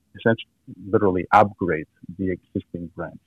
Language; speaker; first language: English; non-native, fluent; Serbian